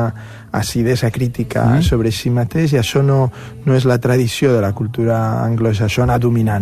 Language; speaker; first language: Catalan; non-native, fluent; Spanish